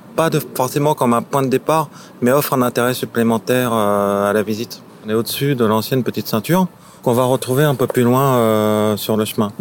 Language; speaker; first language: French; native; French